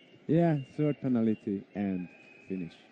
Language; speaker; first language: English; non-native, learner; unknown